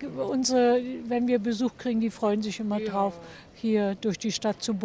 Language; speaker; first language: German; native; German